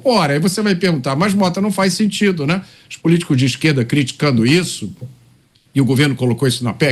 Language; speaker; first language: Portuguese; native; Portuguese